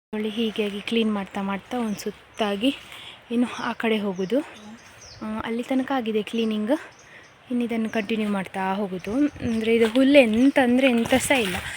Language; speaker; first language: Kannada; non-native, local second language; Konkani